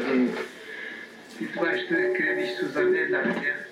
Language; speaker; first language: German; non-native, learner; Kinyarwanda